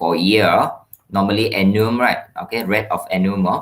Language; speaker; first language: English; non-native, local second language; Malay